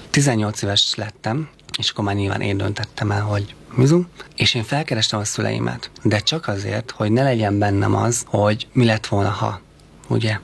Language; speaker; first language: Hungarian; native; Hungarian